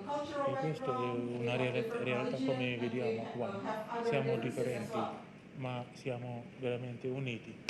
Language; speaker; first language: Italian; non-native, learner; Indonesian